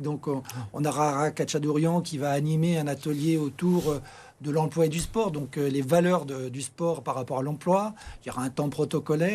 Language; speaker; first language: French; native; French